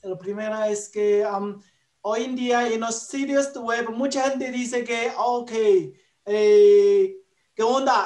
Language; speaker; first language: Spanish; non-native, learner; Chinese